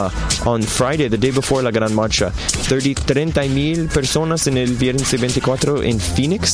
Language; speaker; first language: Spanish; non-native, learner; English